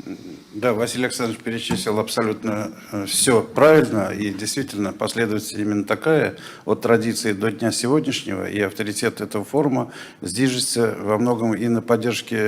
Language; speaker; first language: Russian; native; Russian